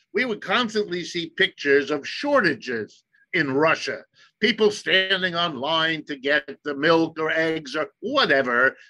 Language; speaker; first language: English; early bilingual, other home language; German